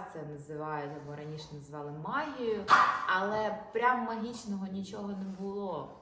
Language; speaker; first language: Ukrainian; non-native, local second language; Russian